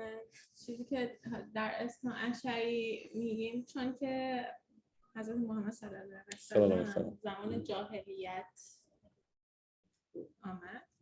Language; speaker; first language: Persian; early bilingual, heritage; Persian